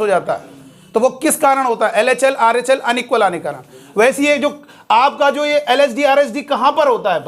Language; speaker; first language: Hindi; native; Hindi